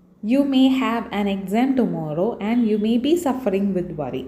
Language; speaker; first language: English; non-native, local second language; Malayalam